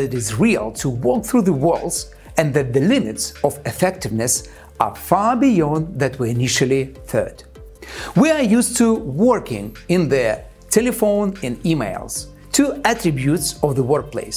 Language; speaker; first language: English; non-native, fluent; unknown